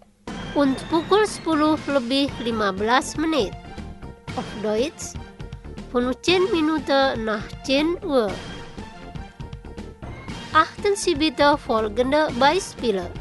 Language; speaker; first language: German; non-native, learner; Indonesian